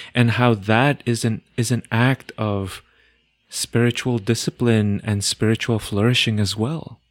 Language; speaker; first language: English; non-native, fluent; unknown